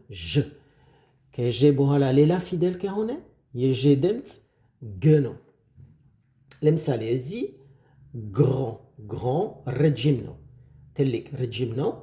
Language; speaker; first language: Amharic; non-native, fluent; French